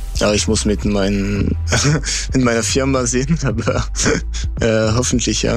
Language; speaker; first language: German; non-native, fluent; French